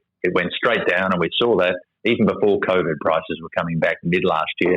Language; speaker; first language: English; native; English